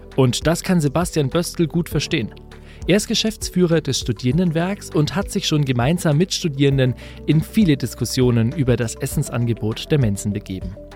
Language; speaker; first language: German; native; German